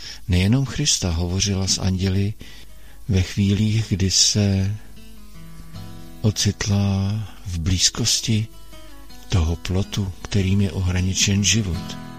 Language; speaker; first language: Czech; native; Czech